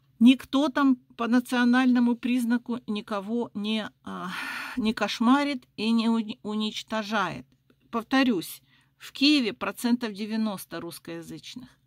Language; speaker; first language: Russian; native; Russian